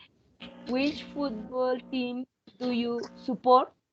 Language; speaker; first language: English; non-native, fluent; Spanish